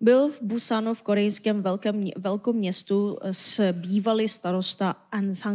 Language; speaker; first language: Czech; non-native, fluent; Korean